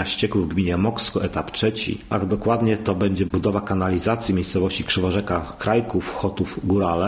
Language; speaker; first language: Polish; native; Polish